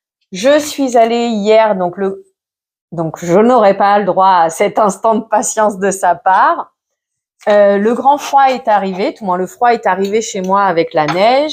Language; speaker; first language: French; native; French